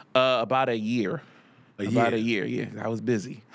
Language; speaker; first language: English; early bilingual, other home language; Haitian Creole